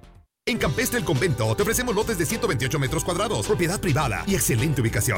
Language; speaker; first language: Spanish; native; Spanish